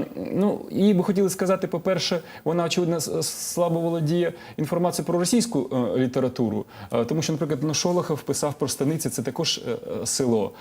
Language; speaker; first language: Ukrainian; non-native, local second language; Russian